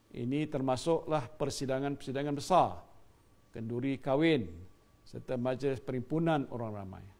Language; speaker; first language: Malay; native; Malay